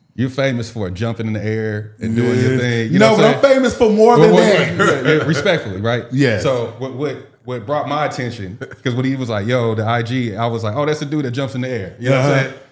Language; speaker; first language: English; native; English